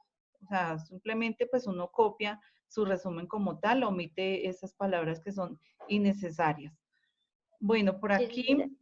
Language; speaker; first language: Spanish; native; Spanish